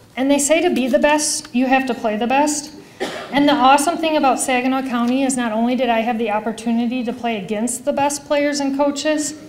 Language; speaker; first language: English; native; English